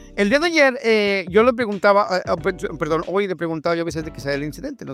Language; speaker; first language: Spanish; native; Spanish